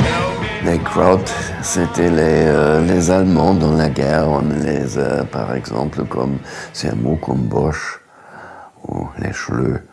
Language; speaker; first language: French; non-native, fluent; German